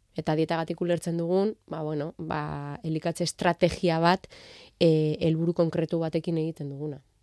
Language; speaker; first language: Basque; non-native, local second language; Spanish